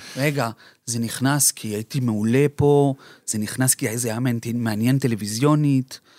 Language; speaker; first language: Hebrew; early bilingual, other home language; Spanish